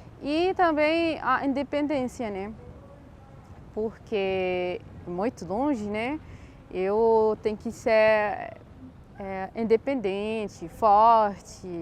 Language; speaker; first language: Portuguese; non-native, fluent; Arabic